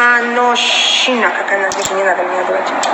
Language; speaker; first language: Russian; native; Russian